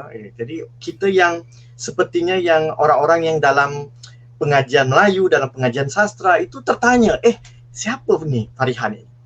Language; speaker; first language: Malay; native; Malay